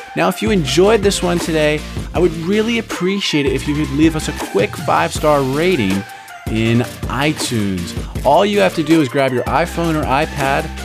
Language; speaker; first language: English; native; English